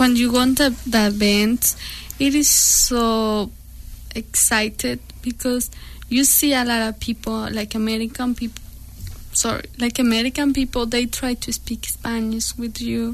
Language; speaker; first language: English; non-native, learner; Spanish